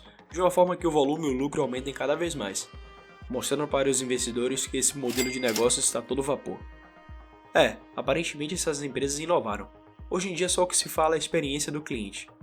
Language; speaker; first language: Portuguese; native; Portuguese